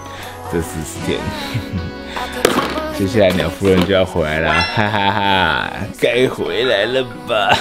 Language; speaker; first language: Chinese; native; Chinese